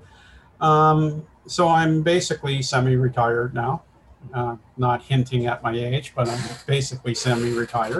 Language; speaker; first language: English; native; English